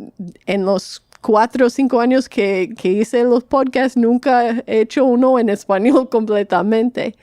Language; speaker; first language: Spanish; non-native, fluent; English